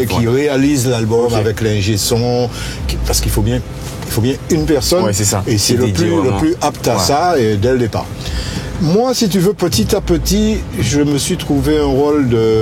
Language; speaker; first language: French; native; French